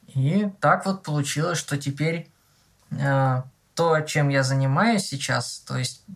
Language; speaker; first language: Russian; native; Russian